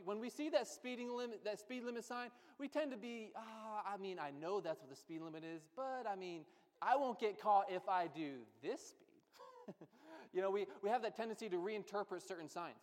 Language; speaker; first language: English; native; English